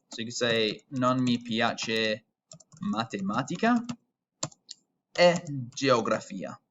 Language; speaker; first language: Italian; non-native, fluent; English